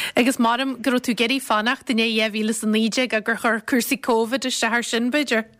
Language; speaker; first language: Irish; native; Irish